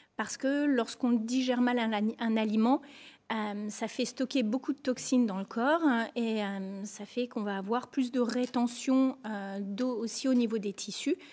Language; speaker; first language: French; native; French